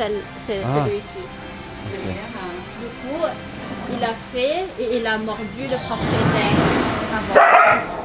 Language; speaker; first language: French; non-native, learner; Thai